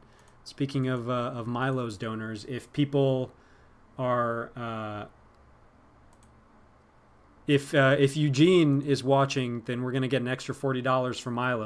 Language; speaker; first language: English; native; English